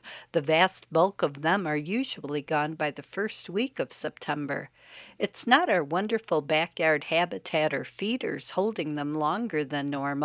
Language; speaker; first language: English; native; English